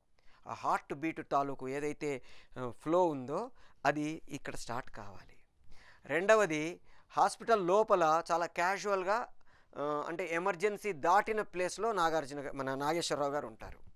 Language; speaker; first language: Telugu; native; Telugu